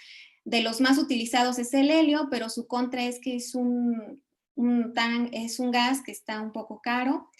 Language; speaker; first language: Spanish; native; Spanish